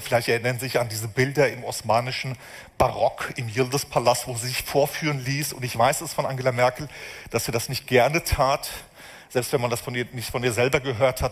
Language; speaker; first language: German; native; German